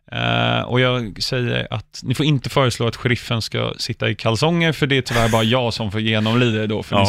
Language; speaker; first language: Swedish; early bilingual, other home language; English